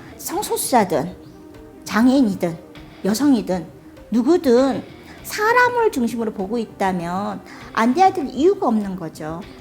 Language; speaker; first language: Korean; native; Korean